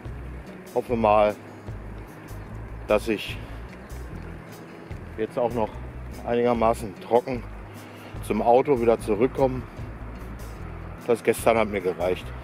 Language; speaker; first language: German; native; German